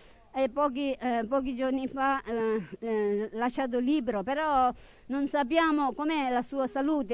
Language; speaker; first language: Italian; non-native, fluent; Tibetan